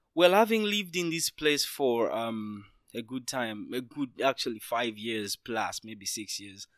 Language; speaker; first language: English; non-native, local second language; Ganda